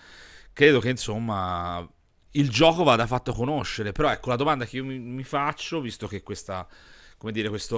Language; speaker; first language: Italian; native; Italian